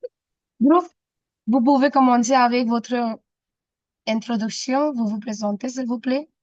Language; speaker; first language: French; non-native, fluent; Hindi